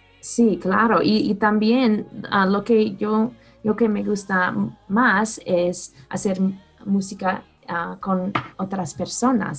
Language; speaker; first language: Spanish; non-native, fluent; English